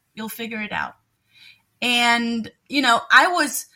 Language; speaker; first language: English; non-native, fluent; German